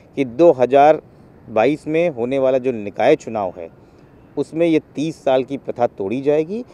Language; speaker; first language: Hindi; native; Hindi